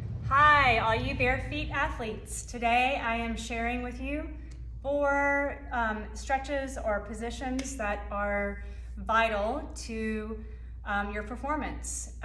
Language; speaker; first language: English; native; English